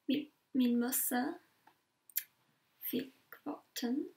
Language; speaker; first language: Swedish; non-native, learner; English